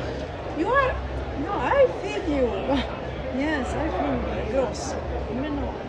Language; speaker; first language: English; non-native, learner; Italian